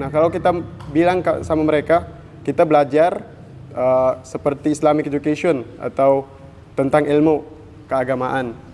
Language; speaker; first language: Indonesian; non-native, fluent; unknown